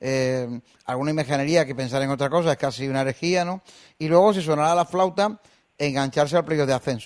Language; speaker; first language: Spanish; native; Spanish